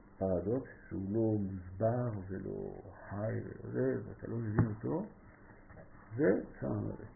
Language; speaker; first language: Hebrew; non-native, fluent; French